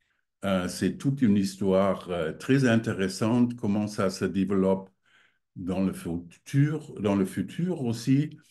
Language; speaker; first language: French; non-native, fluent; German